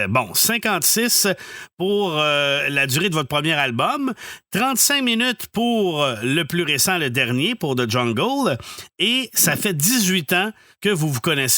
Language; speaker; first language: French; native; French